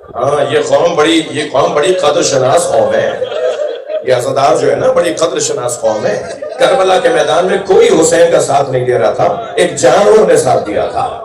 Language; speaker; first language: Urdu; non-native, local second language; Sindhi